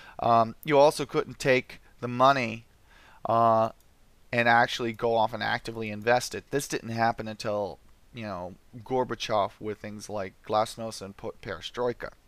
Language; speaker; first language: English; native; English